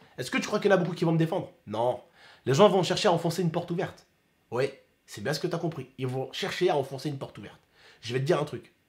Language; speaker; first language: French; early bilingual, other home language; Arabic